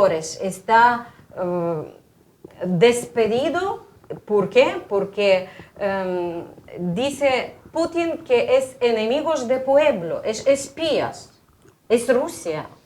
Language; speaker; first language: Spanish; non-native, fluent; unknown